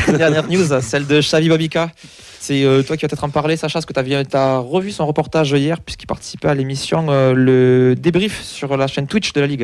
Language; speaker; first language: French; native; French